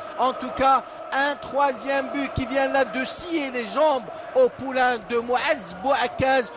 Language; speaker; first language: French; non-native, local second language; Arabic